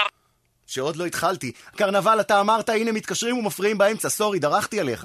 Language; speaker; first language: Hebrew; native; Hebrew